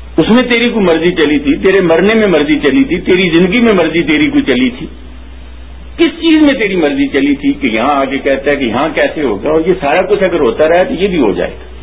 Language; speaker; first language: Urdu; non-native, local second language; Punjabi